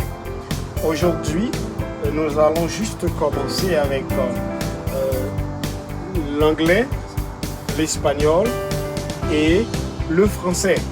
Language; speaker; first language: French; non-native, local second language; Haitian Creole